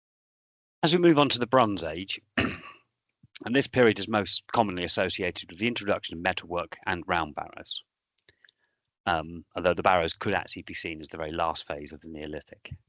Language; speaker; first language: English; native; English